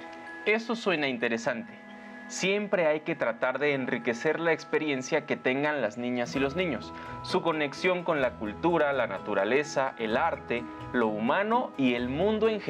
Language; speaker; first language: Spanish; native; Spanish